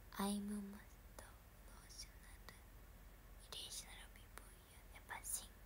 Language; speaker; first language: English; non-native, learner; Japanese